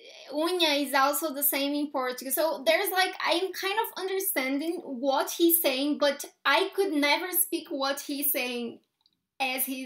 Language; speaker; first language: English; non-native, fluent; Portuguese